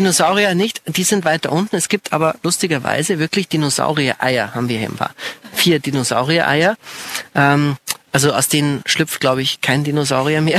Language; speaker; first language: German; native; German